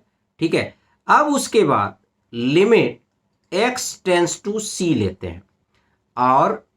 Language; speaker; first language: Hindi; native; Hindi